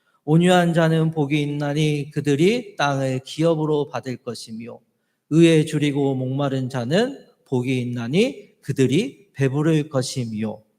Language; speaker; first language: Korean; native; Korean